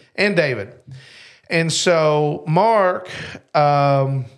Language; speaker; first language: English; native; English